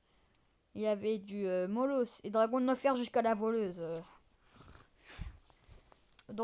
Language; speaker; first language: French; native; French